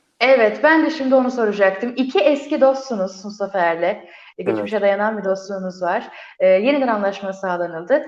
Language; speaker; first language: Turkish; native; Turkish